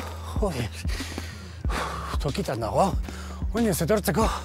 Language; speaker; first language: Basque; native; Basque